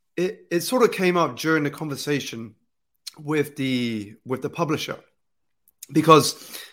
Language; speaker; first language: English; native; English